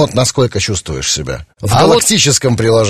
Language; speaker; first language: Russian; native; Russian